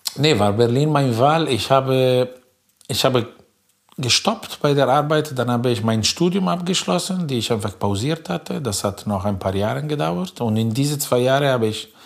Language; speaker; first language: German; non-native, fluent; Italian